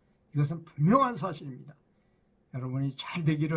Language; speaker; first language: Korean; native; Korean